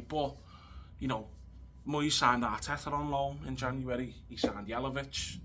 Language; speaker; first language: English; native; English